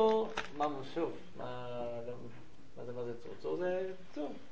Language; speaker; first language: Hebrew; native; Hebrew